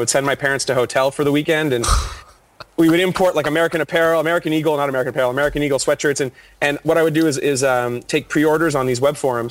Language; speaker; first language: English; native; English